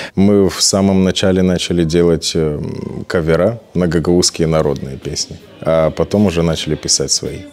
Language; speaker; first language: Russian; non-native, local second language; Gagauz